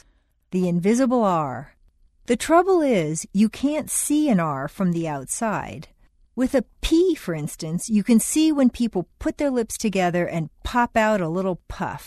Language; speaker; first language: English; native; English